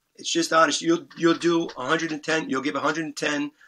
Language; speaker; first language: English; native; English